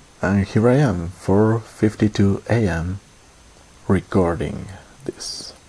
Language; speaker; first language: English; non-native, learner; Spanish